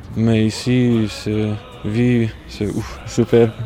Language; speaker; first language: French; non-native, fluent; Latvian